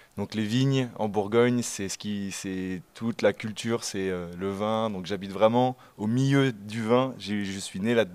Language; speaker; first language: French; native; French